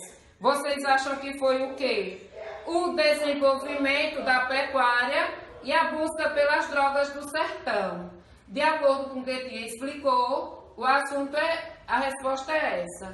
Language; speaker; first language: Portuguese; native; Portuguese